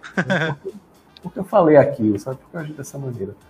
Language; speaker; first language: Portuguese; native; Portuguese